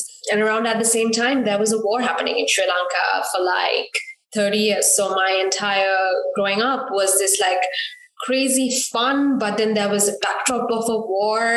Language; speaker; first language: English; non-native, local second language; Sinhala